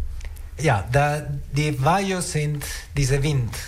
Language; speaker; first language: German; non-native, learner; Italian